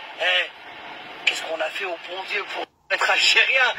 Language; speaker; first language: French; early bilingual, other home language; Arabic